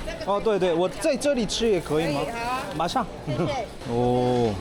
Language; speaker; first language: Chinese; non-native, fluent; Korean